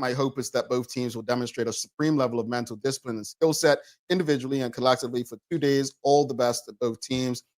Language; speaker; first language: English; native; English